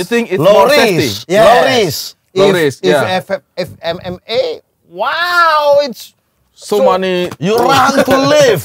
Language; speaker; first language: English; non-native, learner; Indonesian